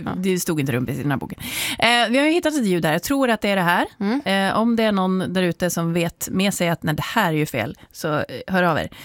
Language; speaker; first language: Swedish; native; Swedish